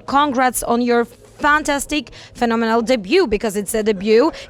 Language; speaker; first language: English; non-native, fluent; Polish